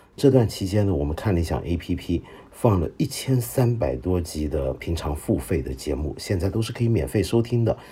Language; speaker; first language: Chinese; non-native, local second language; Cantonese